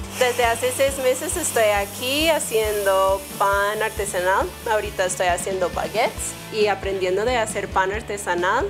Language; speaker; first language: Spanish; non-native, fluent; English